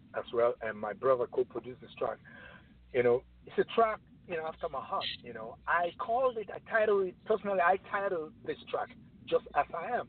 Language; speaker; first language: English; non-native, local second language; Yoruba